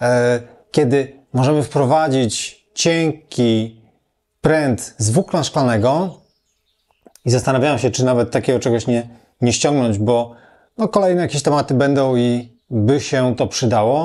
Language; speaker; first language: Polish; native; Polish